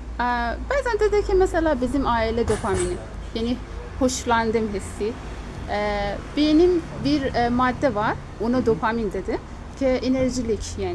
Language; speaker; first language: Turkish; non-native, learner; Persian